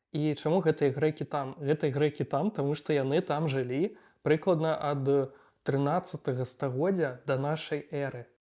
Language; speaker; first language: Belarusian; native; Belarusian